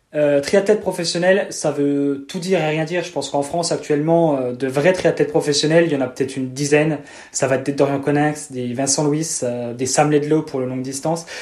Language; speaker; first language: French; native; French